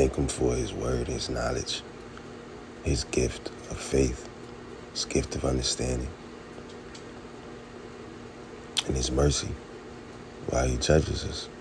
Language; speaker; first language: English; native; English